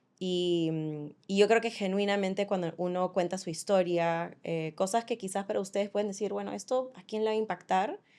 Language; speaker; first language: Spanish; early bilingual, other home language; English